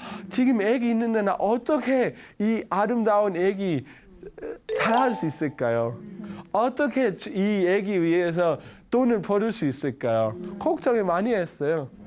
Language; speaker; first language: Korean; non-native, learner; Danish